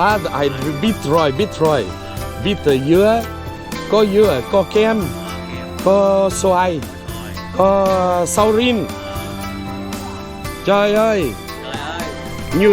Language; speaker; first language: Vietnamese; non-native, learner; Portuguese